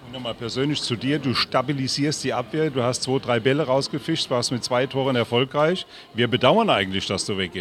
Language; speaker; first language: German; native; German